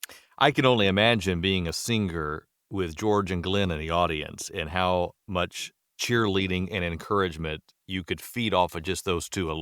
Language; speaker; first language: English; native; English